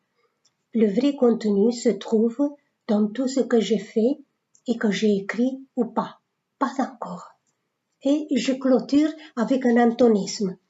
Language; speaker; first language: French; non-native, fluent; Romanian